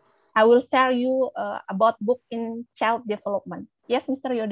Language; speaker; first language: English; non-native, learner; Indonesian